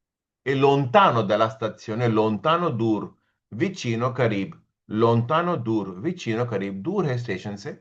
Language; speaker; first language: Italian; non-native, fluent; Hindi